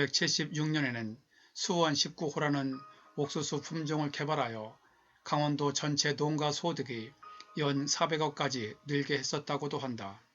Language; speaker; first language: Korean; native; Korean